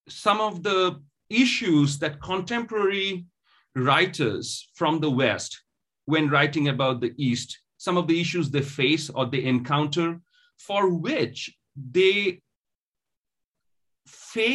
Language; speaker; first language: English; non-native, local second language; Bangla